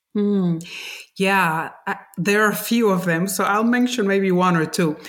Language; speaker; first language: English; non-native, fluent; Spanish